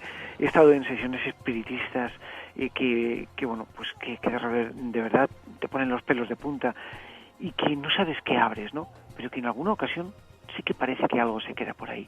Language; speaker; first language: Spanish; native; Spanish